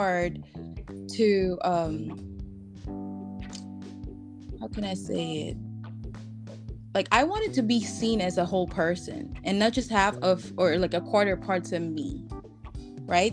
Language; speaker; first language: English; non-native, local second language; Filipino